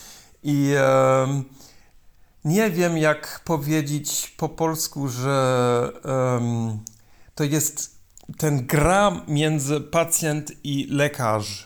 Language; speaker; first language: Polish; non-native, learner; German